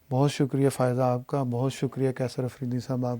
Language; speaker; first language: Urdu; native; Urdu